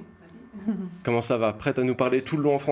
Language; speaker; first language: French; native; French